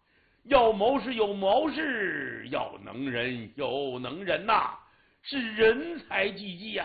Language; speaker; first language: Chinese; native; Chinese